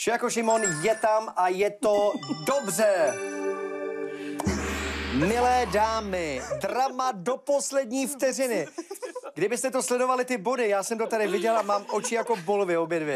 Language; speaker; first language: Czech; native; Czech